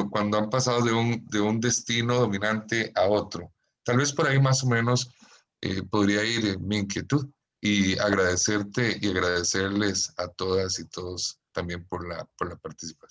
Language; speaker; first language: Spanish; native; Spanish